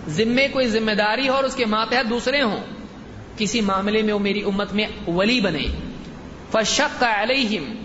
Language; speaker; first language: Urdu; native; Urdu